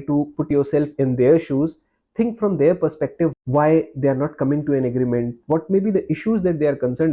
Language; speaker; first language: English; non-native, local second language; Hindi